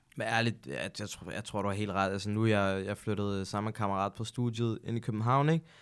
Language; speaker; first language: Danish; native; Danish